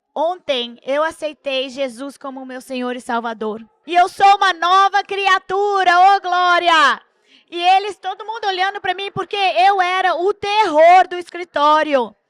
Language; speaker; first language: Portuguese; early bilingual, heritage; Portuguese